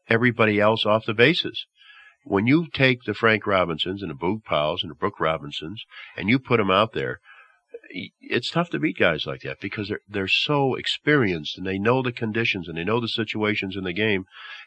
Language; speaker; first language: English; native; English